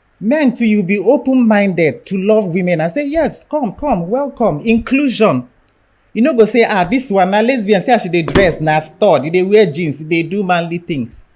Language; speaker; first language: Nigerian Pidgin; non-native, local second language; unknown